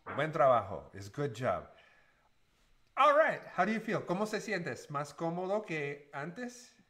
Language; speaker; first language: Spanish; non-native, learner; English